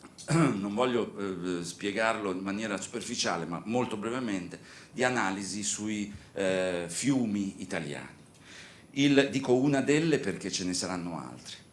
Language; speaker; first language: Italian; native; Italian